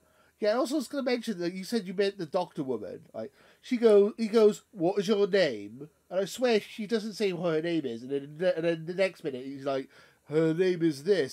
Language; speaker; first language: English; native; English